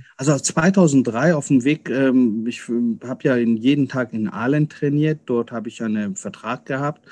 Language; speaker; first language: German; early bilingual, other home language; Arabic